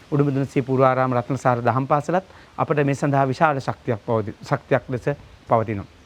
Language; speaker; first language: Sinhala; native; Sinhala